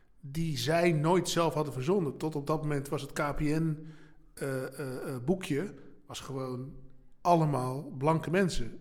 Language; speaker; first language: Dutch; native; Dutch